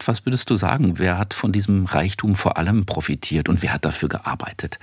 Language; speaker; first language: German; native; German